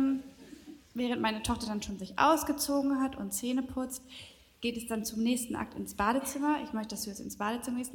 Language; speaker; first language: German; native; German